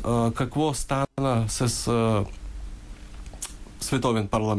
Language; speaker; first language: Bulgarian; early bilingual, heritage; Bulgarian